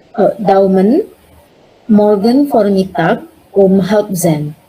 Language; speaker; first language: German; non-native, learner; Indonesian